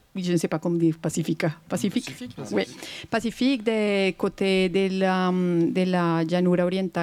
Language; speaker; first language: French; non-native, fluent; Spanish